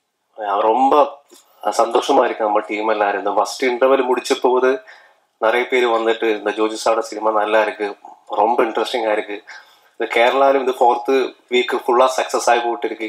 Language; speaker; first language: Tamil; non-native, learner; Malayalam